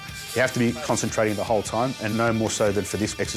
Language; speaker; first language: English; native; English